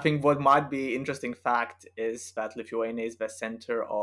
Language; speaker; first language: English; non-native, fluent; Lithuanian